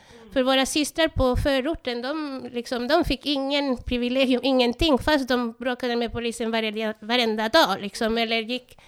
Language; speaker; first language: Swedish; non-native, fluent; Spanish